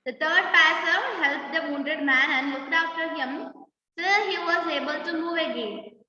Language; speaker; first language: English; non-native, local second language; Malayalam